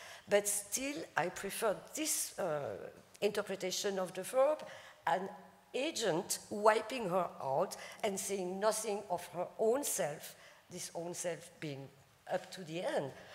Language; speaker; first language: English; non-native, fluent; French